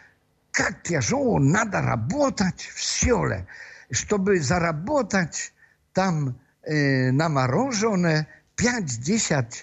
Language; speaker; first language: Russian; non-native, fluent; Polish